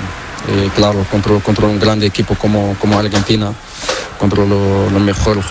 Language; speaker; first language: Spanish; non-native, learner; Portuguese